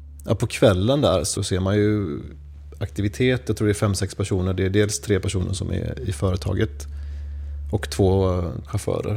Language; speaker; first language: Swedish; native; Swedish